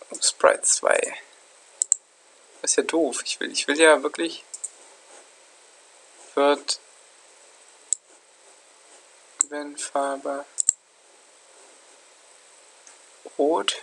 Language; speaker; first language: German; native; German